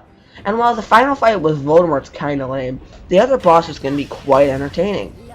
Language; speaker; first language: English; native; English